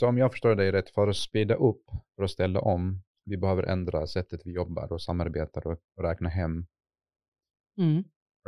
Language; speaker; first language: Swedish; non-native, fluent; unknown